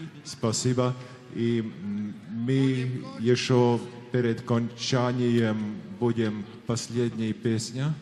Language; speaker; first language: Russian; non-native, fluent; Latvian